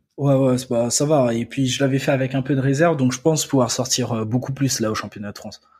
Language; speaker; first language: French; early bilingual, other home language; Akan